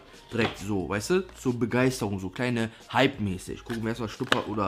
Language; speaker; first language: German; native; German